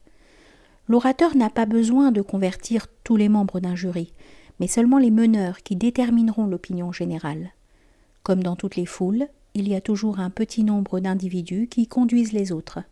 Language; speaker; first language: French; native; French